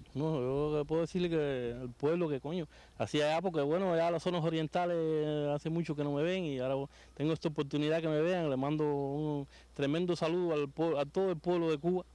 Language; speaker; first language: Spanish; native; Spanish